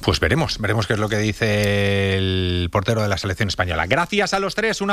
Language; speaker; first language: Spanish; native; Spanish